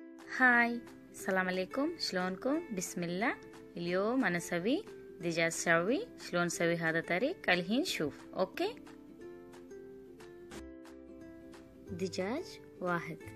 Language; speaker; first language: Arabic; non-native, learner; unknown